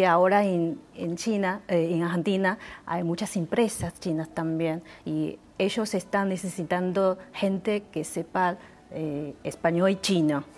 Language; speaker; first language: Spanish; non-native, fluent; Chinese